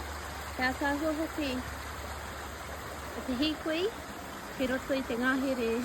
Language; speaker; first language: Māori; non-native, local second language; English